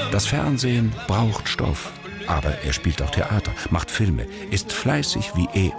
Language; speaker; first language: German; native; German